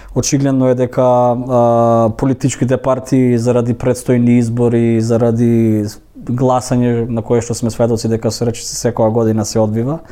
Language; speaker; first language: Macedonian; native; Macedonian